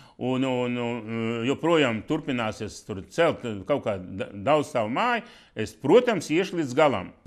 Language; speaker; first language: Latvian; non-native, local second language; Russian